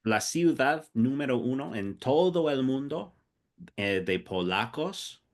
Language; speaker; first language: Spanish; non-native, fluent; English